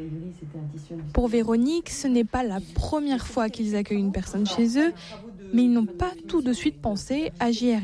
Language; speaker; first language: French; native; French